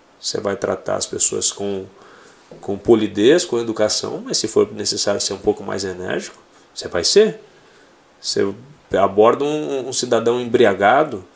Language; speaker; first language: Portuguese; native; Portuguese